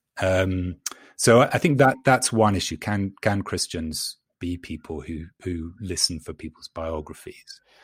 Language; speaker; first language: English; native; English